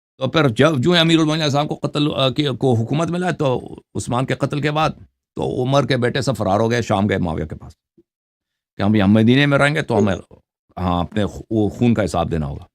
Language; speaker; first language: Urdu; non-native, fluent; Persian